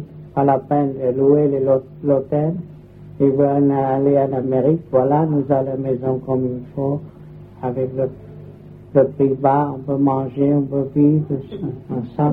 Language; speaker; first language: French; non-native, learner; Vietnamese